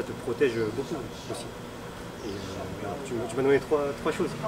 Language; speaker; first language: French; early bilingual, other home language; Min Nan Chinese